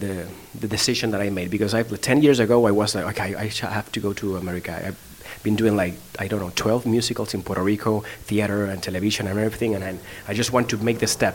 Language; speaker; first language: English; non-native, fluent; Spanish